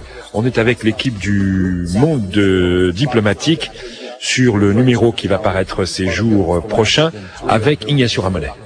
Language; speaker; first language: French; native; French